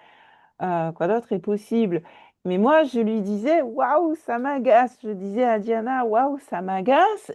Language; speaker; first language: French; native; French